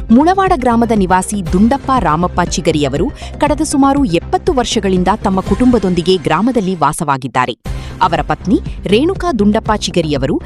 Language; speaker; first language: Kannada; native; Kannada